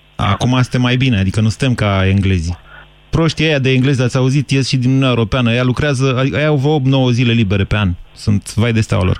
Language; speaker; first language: Romanian; native; Romanian